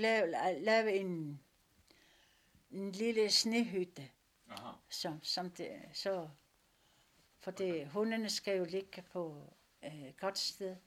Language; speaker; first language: Danish; non-native, local second language; Kalaallisut